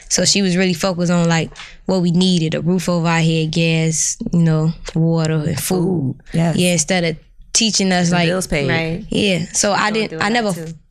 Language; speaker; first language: English; native; English